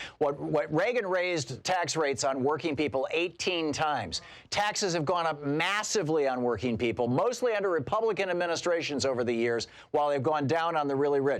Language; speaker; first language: English; native; English